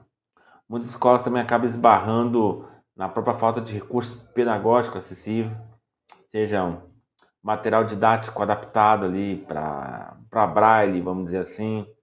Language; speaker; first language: Portuguese; native; Portuguese